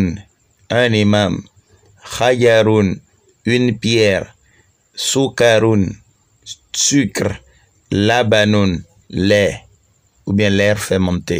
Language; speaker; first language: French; non-native, local second language; Fon